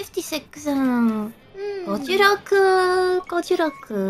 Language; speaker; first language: Japanese; non-native, learner; English